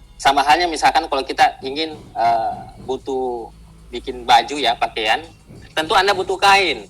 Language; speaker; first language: Indonesian; non-native, local second language; Buginese